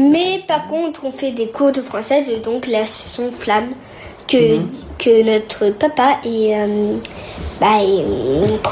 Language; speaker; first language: French; early bilingual, heritage; French